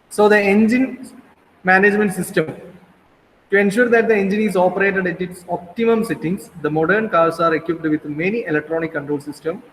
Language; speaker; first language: English; non-native, local second language; Malayalam